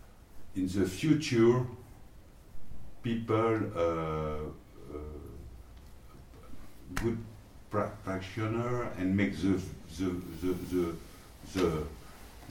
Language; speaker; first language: English; non-native, learner; French